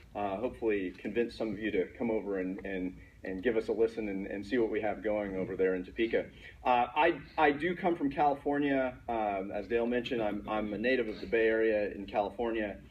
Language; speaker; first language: English; native; English